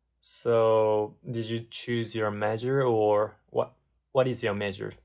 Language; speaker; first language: English; non-native, learner; Japanese